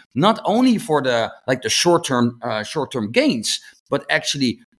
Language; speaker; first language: English; non-native, fluent; Dutch